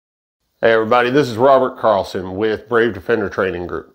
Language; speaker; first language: English; native; English